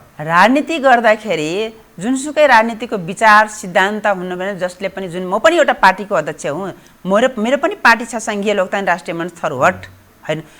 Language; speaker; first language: Nepali; non-native, local second language; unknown